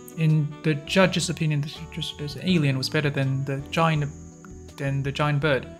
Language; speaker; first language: English; non-native, fluent; Chinese